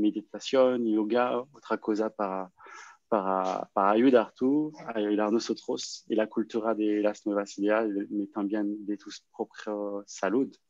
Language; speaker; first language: Spanish; non-native, learner; French